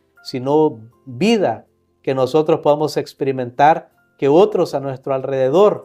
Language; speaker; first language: Spanish; native; Spanish